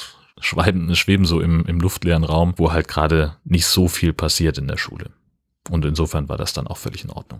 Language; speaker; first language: German; native; German